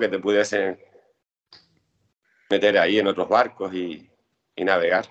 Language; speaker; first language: Spanish; native; Spanish